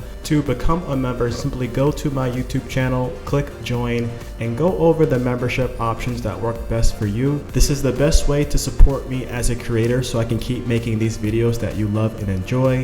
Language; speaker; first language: English; native; English